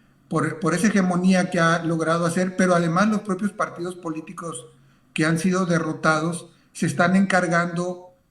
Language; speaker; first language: Spanish; native; Spanish